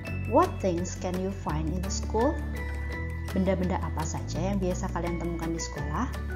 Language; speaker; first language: English; non-native, fluent; Indonesian